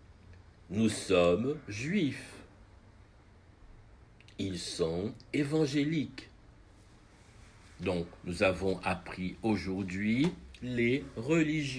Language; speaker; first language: French; non-native, fluent; Portuguese